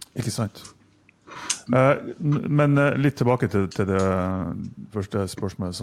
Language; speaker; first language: Norwegian; non-native, fluent; German